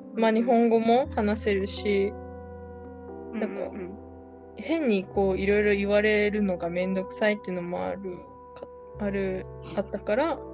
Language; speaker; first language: Japanese; early bilingual, other home language; Spanish